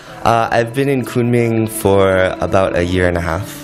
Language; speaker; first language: English; native; English